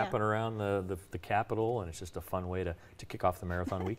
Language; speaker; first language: English; native; English